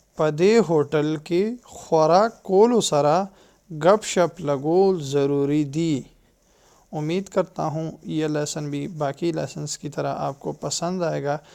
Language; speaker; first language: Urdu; non-native, local second language; Pashto